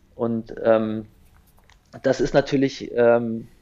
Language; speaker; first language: German; native; German